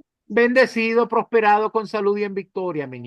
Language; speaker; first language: Spanish; native; Spanish